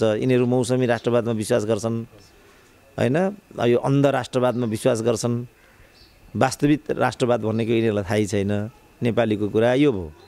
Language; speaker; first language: Nepali; native; Nepali